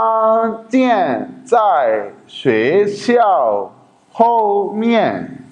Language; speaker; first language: Chinese; non-native, fluent; Urdu